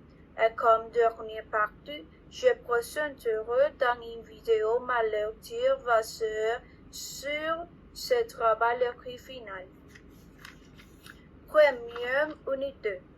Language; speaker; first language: French; non-native, learner; Spanish